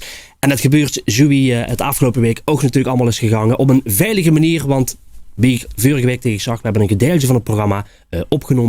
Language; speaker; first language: Dutch; native; Dutch